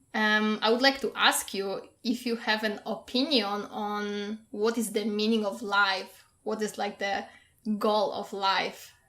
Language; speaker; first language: English; non-native, fluent; Polish